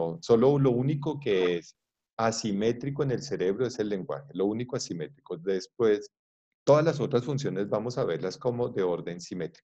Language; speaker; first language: Spanish; native; Spanish